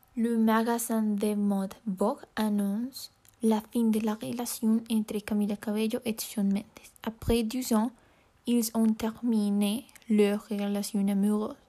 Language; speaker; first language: French; non-native, learner; Spanish